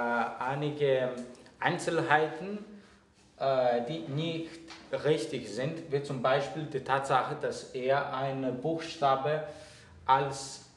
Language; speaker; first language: German; non-native, fluent; Greek